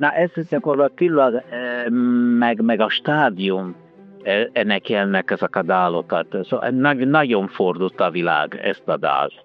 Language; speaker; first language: Hungarian; non-native, fluent; Italian